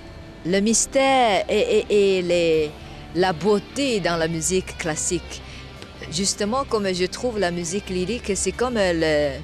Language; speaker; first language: French; non-native, fluent; Chinese